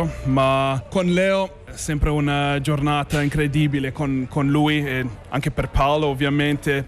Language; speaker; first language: Italian; non-native, fluent; English